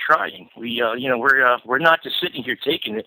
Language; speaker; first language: English; non-native, local second language; Filipino